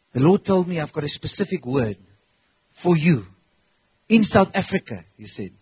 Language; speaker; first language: English; non-native, local second language; Afrikaans